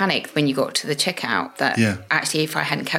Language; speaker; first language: English; native; English